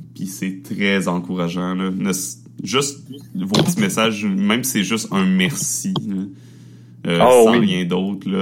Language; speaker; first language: French; native; French